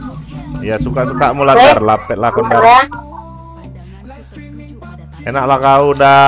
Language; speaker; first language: Indonesian; native; Indonesian